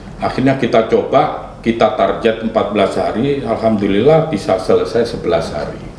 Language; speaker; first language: Indonesian; native; Indonesian